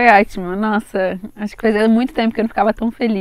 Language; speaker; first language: Portuguese; native; Portuguese